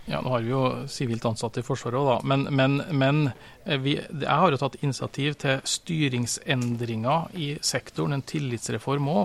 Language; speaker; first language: Norwegian; native; Norwegian